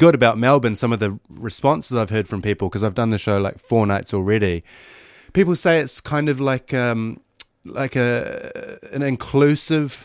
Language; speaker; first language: English; native; English